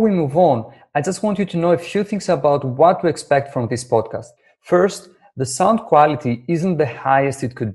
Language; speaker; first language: English; non-native, fluent; Greek